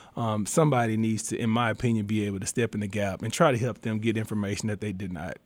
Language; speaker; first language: English; native; English